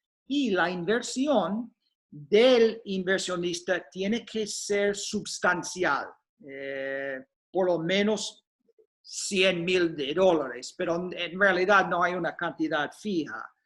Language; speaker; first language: Spanish; non-native, fluent; English